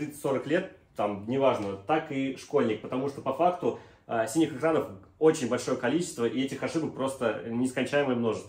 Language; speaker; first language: Russian; native; Russian